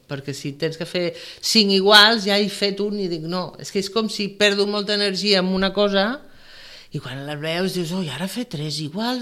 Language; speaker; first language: Catalan; non-native, local second language; Spanish